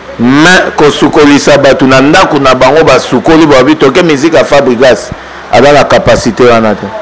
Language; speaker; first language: Lingala; native; Lingala